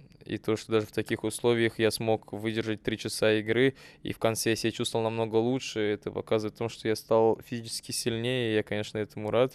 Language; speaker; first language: Russian; native; Russian